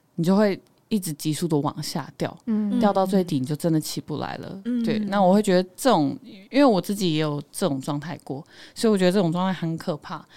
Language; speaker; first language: Chinese; non-native, local second language; Hakka Chinese